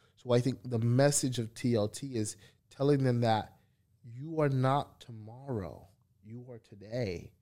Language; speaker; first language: English; early bilingual, other home language; Haitian Creole